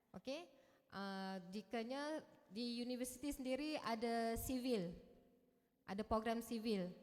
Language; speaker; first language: Malay; native; Malay